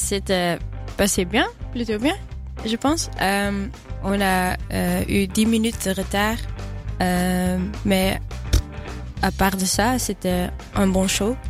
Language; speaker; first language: French; non-native, fluent; Dutch